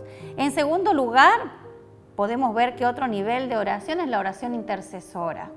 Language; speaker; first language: Spanish; native; Spanish